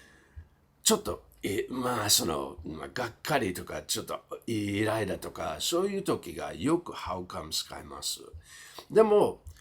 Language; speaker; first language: Japanese; non-native, fluent; English